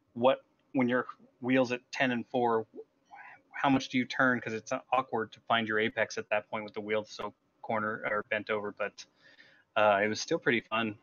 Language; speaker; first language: English; native; English